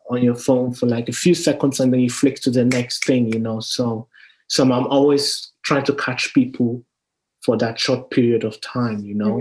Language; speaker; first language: English; non-native, local second language; Yoruba